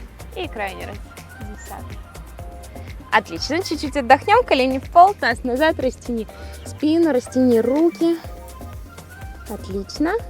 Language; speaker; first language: Russian; native; Russian